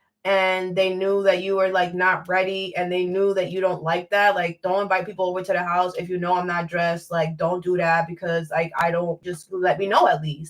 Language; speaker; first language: English; native; English